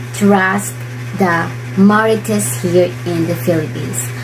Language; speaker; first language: English; non-native, local second language; Cebuano